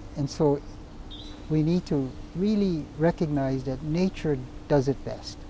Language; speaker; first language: English; native; English